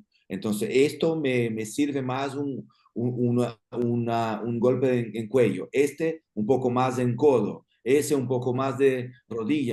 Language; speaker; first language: Spanish; non-native, fluent; Portuguese